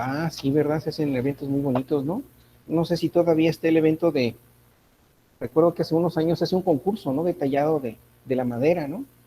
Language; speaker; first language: Spanish; native; Spanish